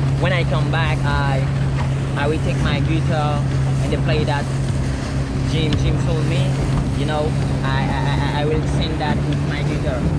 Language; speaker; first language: English; non-native, learner; Haitian Creole